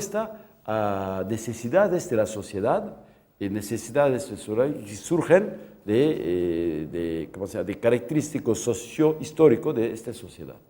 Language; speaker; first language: Spanish; non-native, local second language; Kurdish